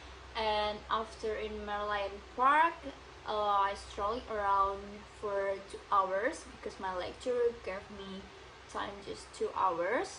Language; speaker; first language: English; non-native, learner; Indonesian